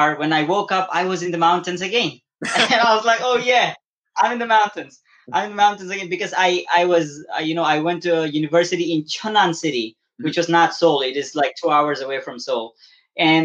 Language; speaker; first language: English; non-native, local second language; Balti